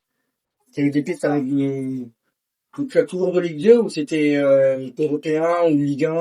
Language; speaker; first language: French; native; French